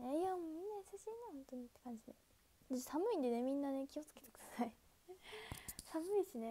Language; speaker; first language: Japanese; native; Japanese